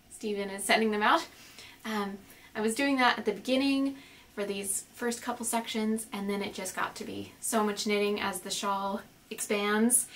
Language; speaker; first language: English; native; English